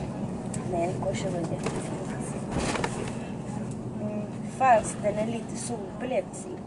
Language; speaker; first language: Swedish; non-native, local second language; Spanish